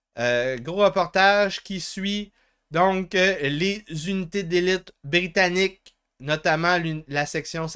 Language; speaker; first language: French; native; French